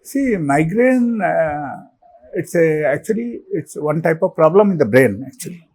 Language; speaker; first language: English; non-native, local second language; Telugu